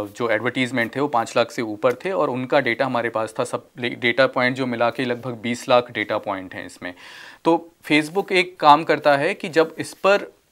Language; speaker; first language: Hindi; native; Hindi